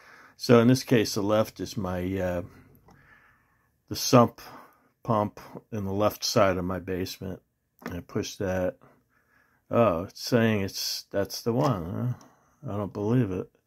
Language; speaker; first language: English; native; English